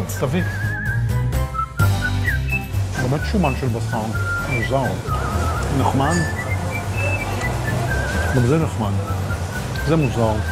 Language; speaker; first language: Hebrew; native; Hebrew